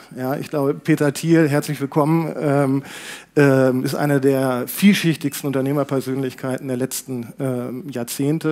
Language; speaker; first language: German; native; German